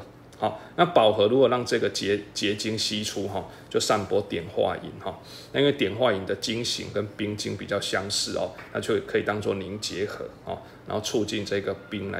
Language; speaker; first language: Chinese; native; Chinese